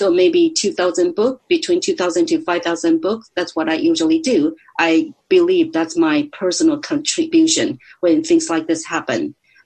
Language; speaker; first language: English; non-native, fluent; Chinese